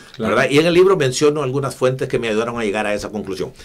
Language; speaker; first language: Spanish; native; Spanish